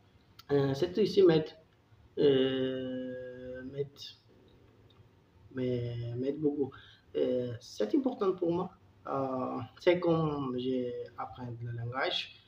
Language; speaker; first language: French; non-native, learner; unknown